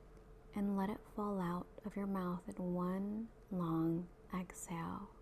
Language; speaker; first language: English; native; English